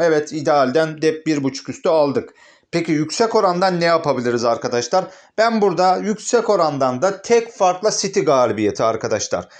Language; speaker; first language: Turkish; native; Turkish